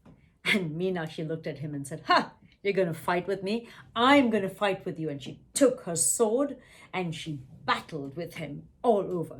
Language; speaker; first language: English; non-native, local second language; Tamil